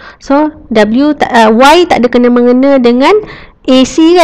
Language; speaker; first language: Malay; native; Malay